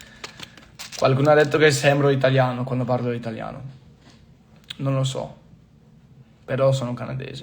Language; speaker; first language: Italian; non-native, fluent; English